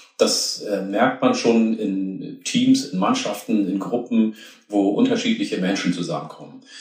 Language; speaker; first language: German; early bilingual, other home language; Oromo